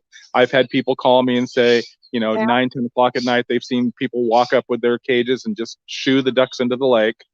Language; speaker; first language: English; native; English